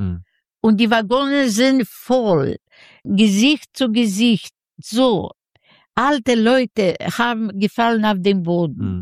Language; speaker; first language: German; non-native, fluent; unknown